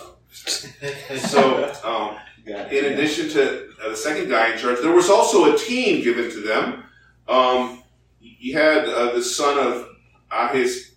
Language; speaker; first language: English; early bilingual, other home language; Korean